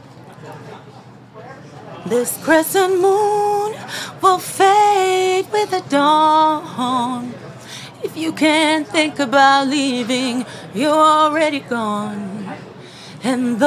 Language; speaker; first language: English; non-native, fluent; Bosnian